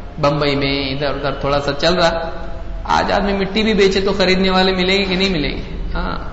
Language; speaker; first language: Urdu; native; Urdu